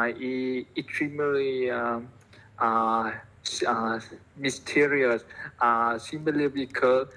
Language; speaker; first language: English; non-native, learner; Vietnamese